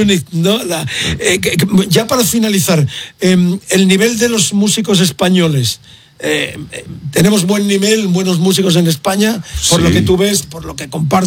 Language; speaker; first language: Spanish; native; Spanish